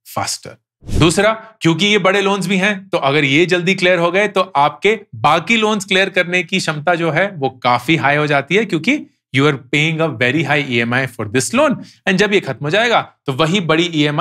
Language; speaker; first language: Hindi; native; Hindi